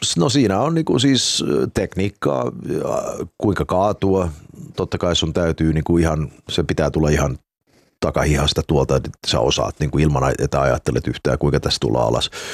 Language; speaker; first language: Finnish; early bilingual, heritage; Finnish